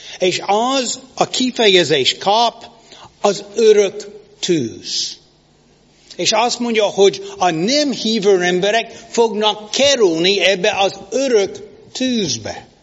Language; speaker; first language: Hungarian; non-native, learner; English